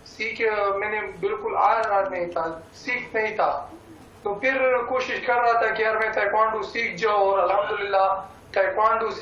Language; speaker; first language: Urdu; non-native, local second language; Pashto